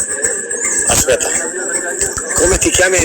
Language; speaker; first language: Italian; non-native, fluent; Albanian